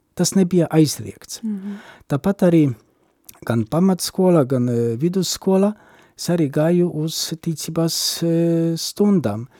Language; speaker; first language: Latvian; non-native, fluent; Polish